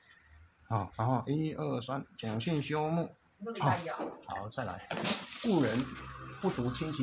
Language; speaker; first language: Chinese; native; Chinese